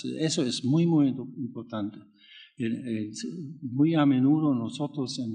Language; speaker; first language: Spanish; non-native, learner; German